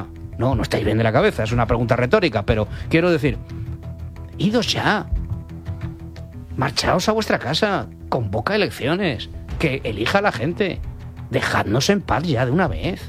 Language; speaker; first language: Spanish; native; Spanish